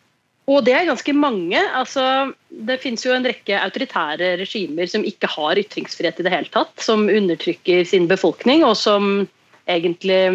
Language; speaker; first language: Norwegian; native; Norwegian